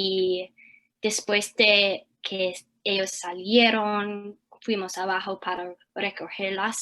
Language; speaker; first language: Spanish; early bilingual, heritage; English